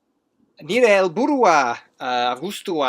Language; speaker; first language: Basque; non-native, learner; English